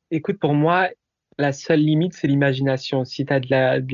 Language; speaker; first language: French; early bilingual, other home language; Italian